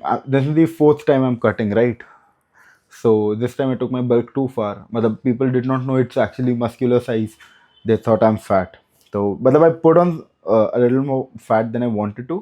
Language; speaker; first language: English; non-native, local second language; Hindi